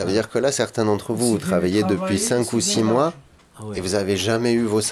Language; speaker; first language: French; native; French